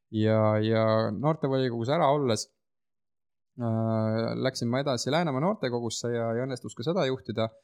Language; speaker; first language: Estonian; native; Estonian